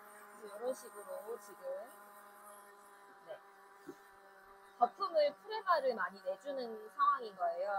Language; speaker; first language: Korean; native; Korean